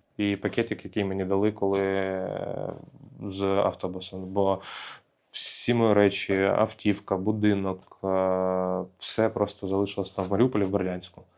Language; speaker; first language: Ukrainian; native; Ukrainian